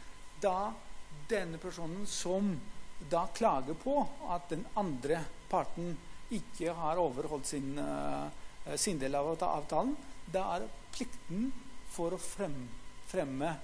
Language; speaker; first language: Norwegian; non-native, fluent; Greek